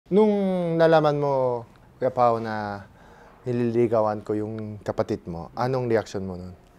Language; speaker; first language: Filipino; non-native, fluent; Korean